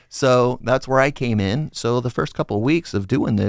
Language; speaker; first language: English; native; English